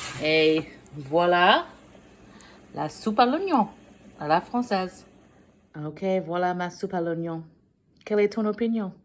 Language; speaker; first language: French; non-native, fluent; English